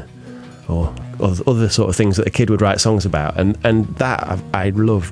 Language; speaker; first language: English; native; English